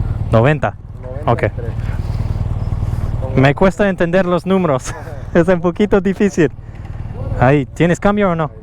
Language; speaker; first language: Spanish; non-native, learner; English